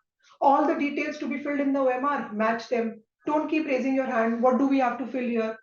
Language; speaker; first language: English; non-native, local second language; Hindi